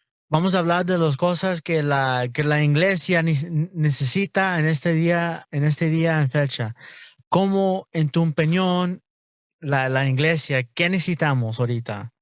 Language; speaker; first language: Spanish; non-native, learner; English